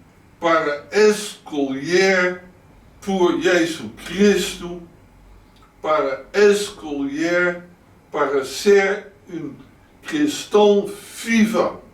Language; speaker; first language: Portuguese; non-native, learner; Dutch